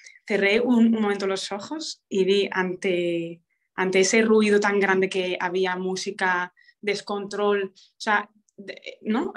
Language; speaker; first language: Spanish; early bilingual, other home language; Romanian